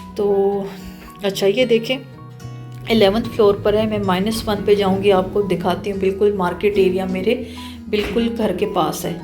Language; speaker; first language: Urdu; native; Urdu